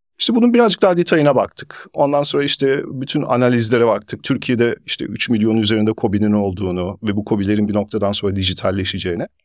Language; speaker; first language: Turkish; early bilingual, heritage; Turkish